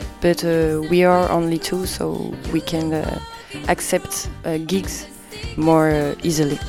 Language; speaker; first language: English; non-native, learner; French